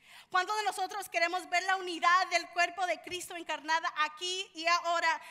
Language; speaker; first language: Spanish; early bilingual, heritage; Spanish